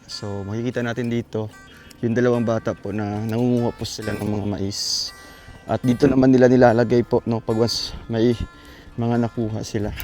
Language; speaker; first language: Filipino; non-native, local second language; Cebuano